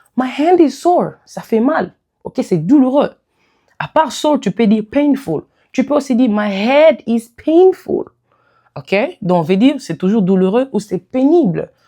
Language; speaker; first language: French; non-native, local second language; Lingala